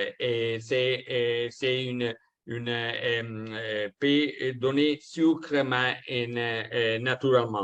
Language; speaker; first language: French; non-native, fluent; Italian